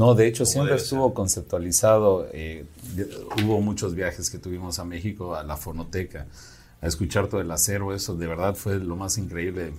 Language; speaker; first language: Spanish; native; Spanish